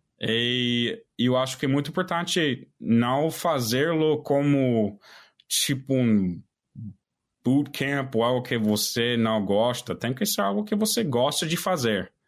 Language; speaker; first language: Portuguese; non-native, fluent; English